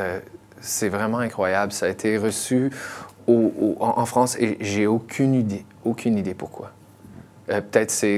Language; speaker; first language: French; non-native, local second language; English